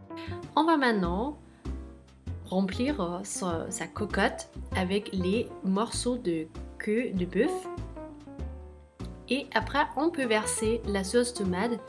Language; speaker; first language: French; non-native, fluent; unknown